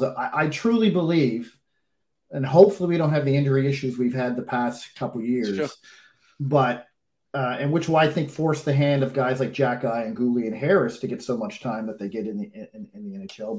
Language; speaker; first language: English; native; English